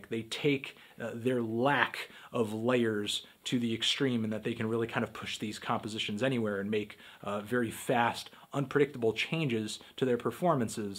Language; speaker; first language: English; native; English